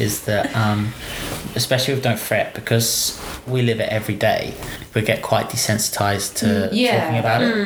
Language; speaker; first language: English; native; English